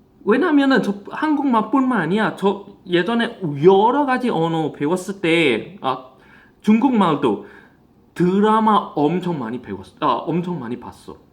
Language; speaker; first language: Korean; non-native, fluent; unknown